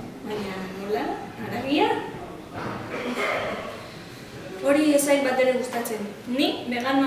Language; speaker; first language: Basque; non-native, learner; Spanish